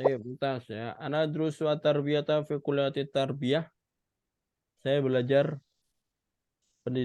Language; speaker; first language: Arabic; non-native, fluent; Indonesian